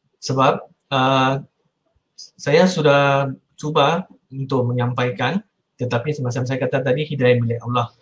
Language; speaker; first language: Malay; non-native, local second language; Min Nan Chinese